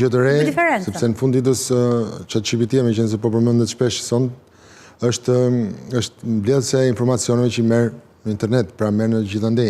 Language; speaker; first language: Albanian; native; Albanian